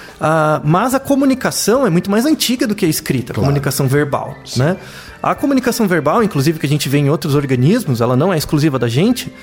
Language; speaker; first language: Portuguese; native; Portuguese